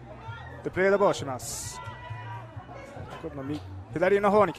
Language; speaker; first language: Japanese; non-native, learner; English